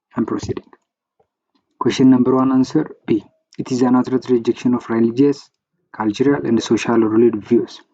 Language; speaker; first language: English; non-native, local second language; Amharic